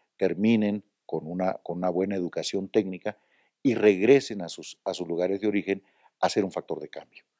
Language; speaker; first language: Spanish; native; Spanish